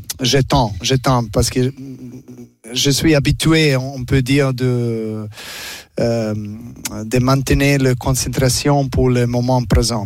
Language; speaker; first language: French; non-native, learner; Serbian